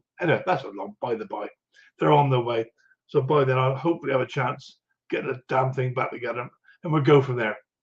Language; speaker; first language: English; native; English